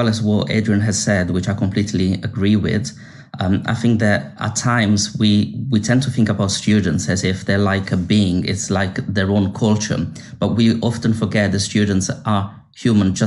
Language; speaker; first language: English; non-native, fluent; Italian